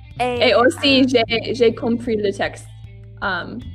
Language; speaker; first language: French; non-native, learner; English